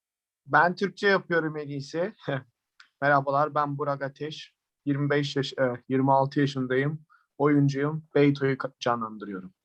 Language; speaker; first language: Turkish; early bilingual, heritage; Turkish